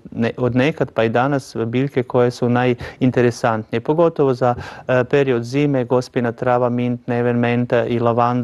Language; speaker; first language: Croatian; native; Croatian